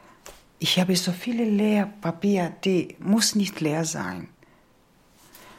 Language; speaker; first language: German; non-native, learner; Georgian